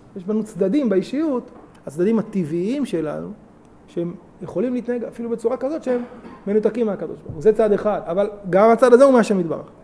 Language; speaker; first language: Hebrew; native; Hebrew